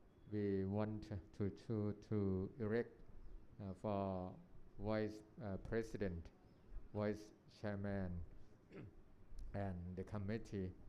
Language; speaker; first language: English; non-native, learner; Thai